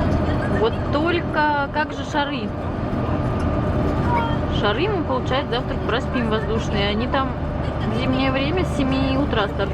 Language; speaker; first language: Russian; native; Russian